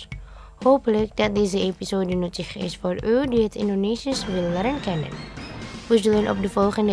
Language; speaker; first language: Dutch; non-native, learner; Indonesian